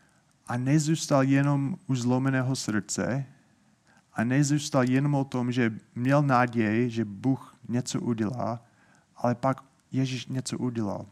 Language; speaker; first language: Czech; non-native, fluent; English